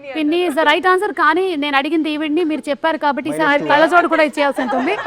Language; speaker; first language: Telugu; non-native, local second language; Malayalam